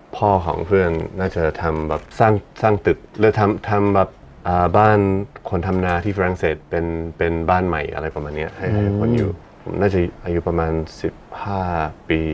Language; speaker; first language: Thai; non-native, fluent; English